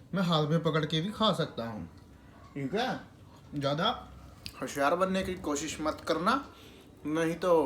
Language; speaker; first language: Hindi; non-native, local second language; Punjabi